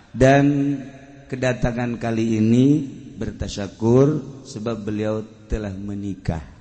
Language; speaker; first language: Indonesian; non-native, local second language; Sundanese